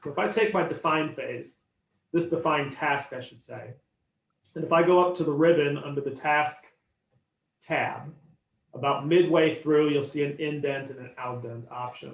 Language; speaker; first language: English; native; English